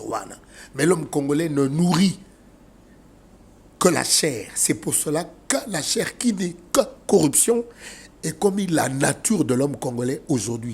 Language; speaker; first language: French; non-native, local second language; Lingala